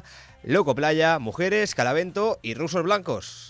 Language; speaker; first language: Spanish; native; Spanish